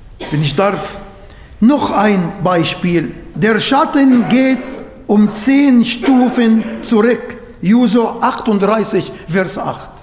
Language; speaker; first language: German; non-native, fluent; Arabic